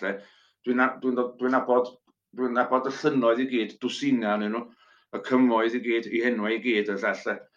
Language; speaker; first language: Welsh; native; Welsh